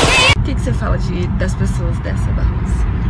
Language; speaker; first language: Portuguese; native; Portuguese